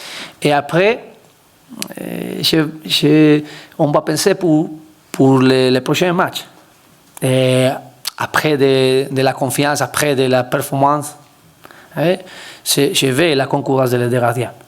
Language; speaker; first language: French; non-native, learner; Spanish